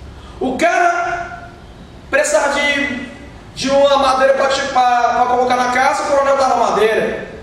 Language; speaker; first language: Portuguese; native; Portuguese